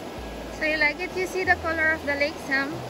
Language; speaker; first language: English; non-native, local second language; Filipino